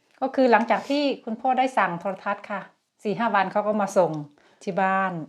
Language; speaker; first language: Thai; native; Thai